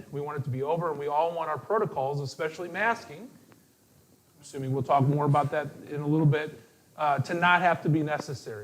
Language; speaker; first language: English; native; English